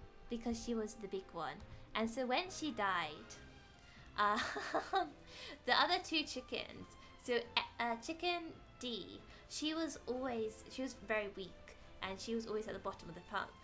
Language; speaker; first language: English; native; English